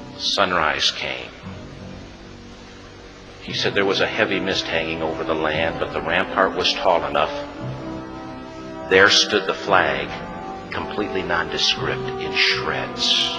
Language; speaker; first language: English; native; English